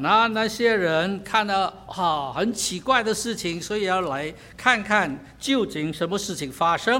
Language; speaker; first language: Chinese; native; Chinese